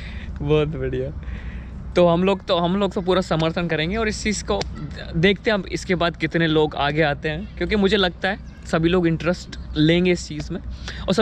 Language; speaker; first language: Hindi; native; Hindi